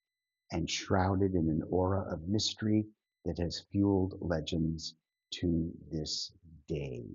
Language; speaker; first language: English; native; English